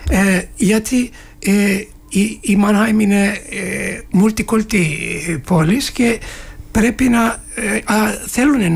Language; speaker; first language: Greek; non-native, learner; Turkish